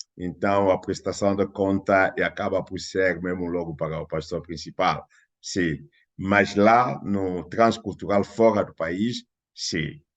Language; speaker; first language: Portuguese; non-native, fluent; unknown